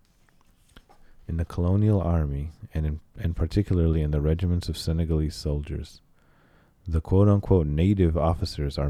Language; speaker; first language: English; native; English